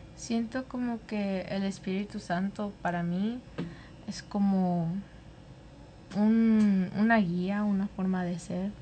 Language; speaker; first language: Spanish; early bilingual, heritage; Spanish